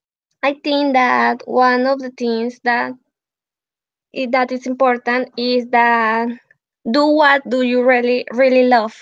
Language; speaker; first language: English; non-native, learner; Spanish